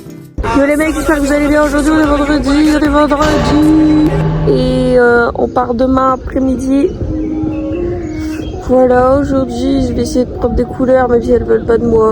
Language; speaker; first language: French; native; French